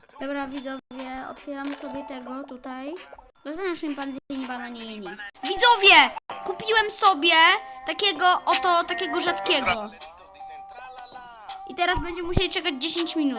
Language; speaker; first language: Polish; native; Polish